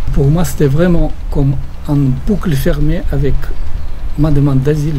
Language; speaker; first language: French; non-native, fluent; Russian